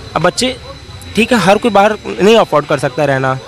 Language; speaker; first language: Hindi; native; Hindi